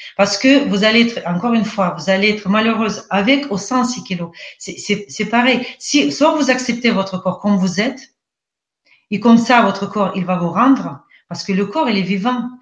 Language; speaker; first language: French; non-native, fluent; Russian